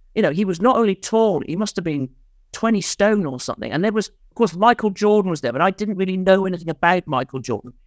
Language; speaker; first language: English; native; English